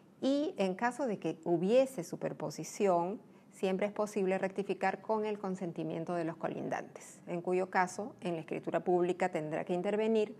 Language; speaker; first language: Spanish; native; Spanish